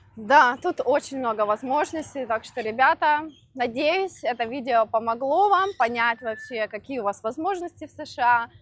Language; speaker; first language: Russian; native; Russian